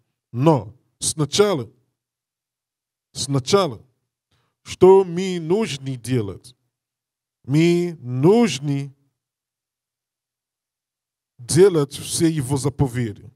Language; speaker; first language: Russian; non-native, learner; English